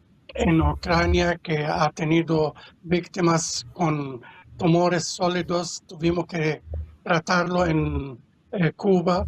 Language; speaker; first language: Spanish; non-native, fluent; Arabic